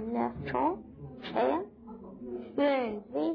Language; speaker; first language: French; non-native, learner; English